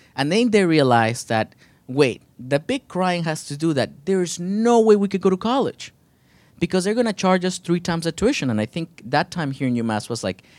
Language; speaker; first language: English; early bilingual, other home language; Spanish